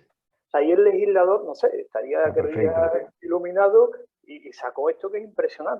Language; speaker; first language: Spanish; native; Spanish